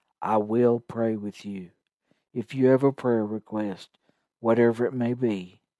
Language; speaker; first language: English; native; English